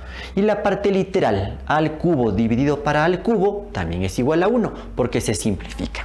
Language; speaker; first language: Spanish; native; Spanish